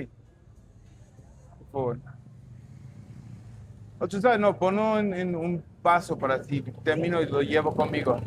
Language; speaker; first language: Spanish; non-native, learner; English